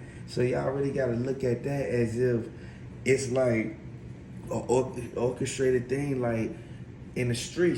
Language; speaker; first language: English; native; English